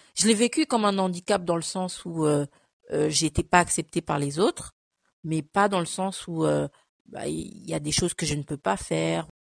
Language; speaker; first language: French; early bilingual, other home language; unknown